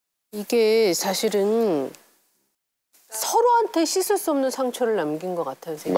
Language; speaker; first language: Korean; native; Korean